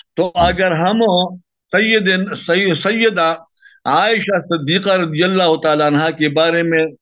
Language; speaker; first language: Urdu; non-native, local second language; Pashto